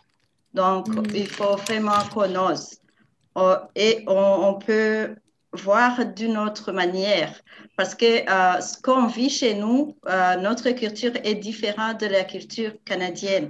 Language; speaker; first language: French; non-native, local second language; Rundi